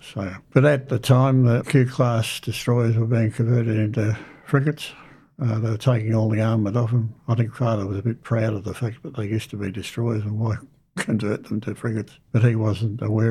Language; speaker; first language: English; native; English